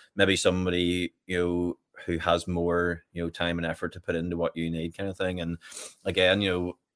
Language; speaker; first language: English; native; English